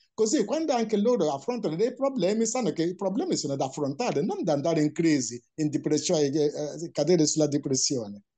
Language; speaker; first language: Italian; non-native, fluent; Igbo